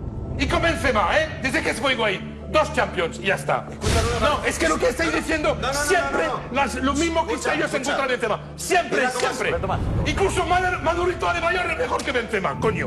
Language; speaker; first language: Spanish; native; Spanish